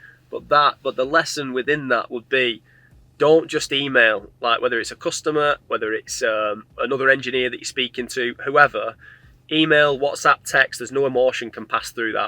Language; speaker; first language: English; native; English